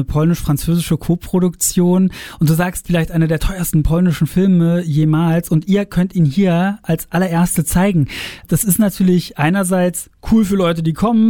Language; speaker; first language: German; native; German